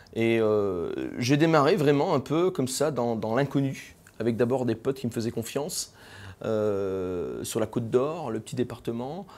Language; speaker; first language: French; native; French